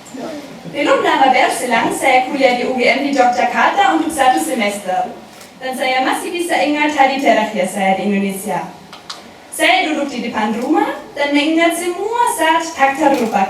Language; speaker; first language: Indonesian; non-native, learner; German